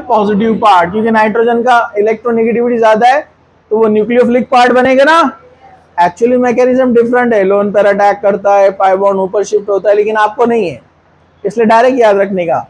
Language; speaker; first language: Hindi; non-native, local second language; Urdu